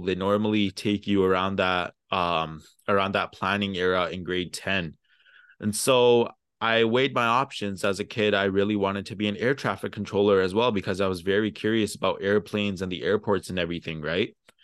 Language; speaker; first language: English; early bilingual, other home language; Punjabi